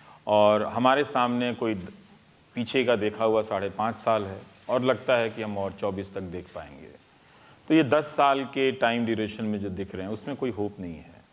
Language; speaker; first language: Hindi; native; Hindi